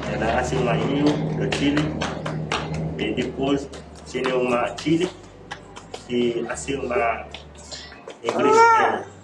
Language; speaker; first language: Portuguese; non-native, learner; Haitian Creole